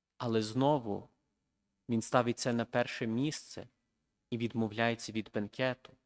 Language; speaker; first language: Ukrainian; early bilingual, heritage; Ukrainian